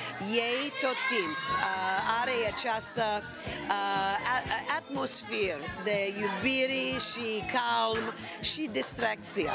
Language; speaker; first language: Romanian; non-native, learner; English